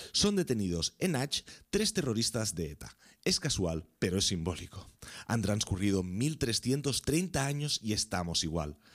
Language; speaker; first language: Spanish; non-native, local second language; Catalan